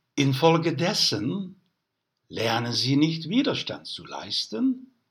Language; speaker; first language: German; non-native, learner; Dutch